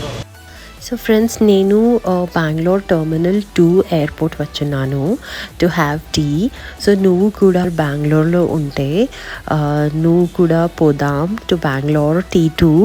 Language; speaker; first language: Telugu; non-native, learner; Kannada